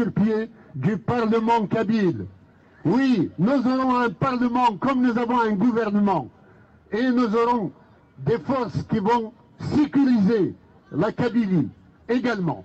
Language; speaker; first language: French; non-native, local second language; Kabyle